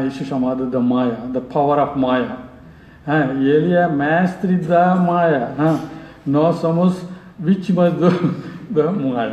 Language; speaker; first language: Portuguese; non-native, learner; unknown